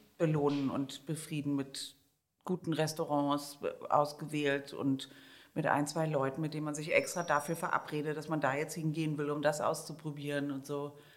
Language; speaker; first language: German; native; German